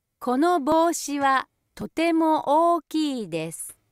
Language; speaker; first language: Japanese; native; Japanese